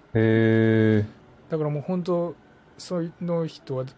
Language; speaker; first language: Japanese; native; Japanese